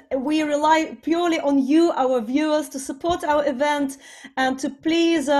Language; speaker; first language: English; non-native, fluent; Russian